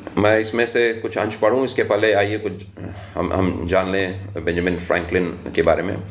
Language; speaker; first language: Hindi; native; Hindi